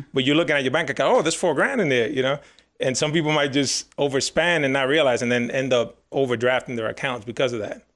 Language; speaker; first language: English; early bilingual, other home language; Spanish